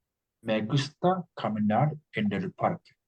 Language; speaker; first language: Spanish; non-native, learner; English